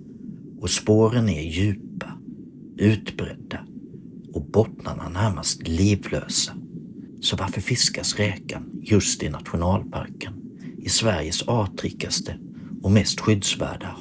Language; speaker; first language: Swedish; native; Swedish